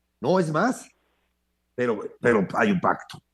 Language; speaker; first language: Spanish; native; Spanish